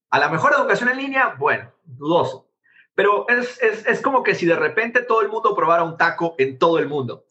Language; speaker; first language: Spanish; native; Spanish